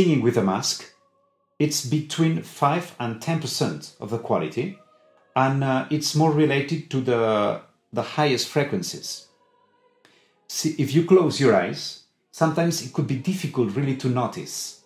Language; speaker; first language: English; non-native, fluent; Spanish